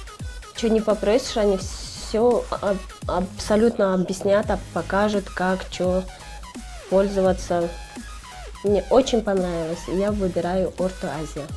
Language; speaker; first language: Russian; non-native, local second language; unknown